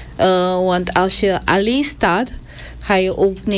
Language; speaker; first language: Dutch; non-native, local second language; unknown